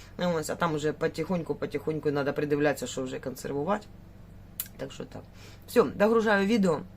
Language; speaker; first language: Ukrainian; native; Ukrainian